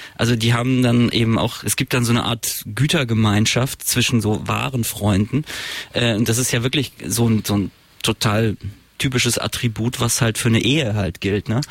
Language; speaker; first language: German; native; German